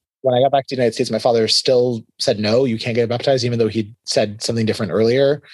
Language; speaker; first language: English; early bilingual, other home language; Hebrew